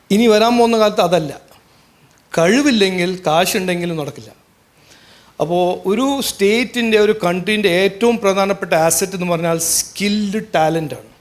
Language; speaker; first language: Malayalam; early bilingual, heritage; Malayalam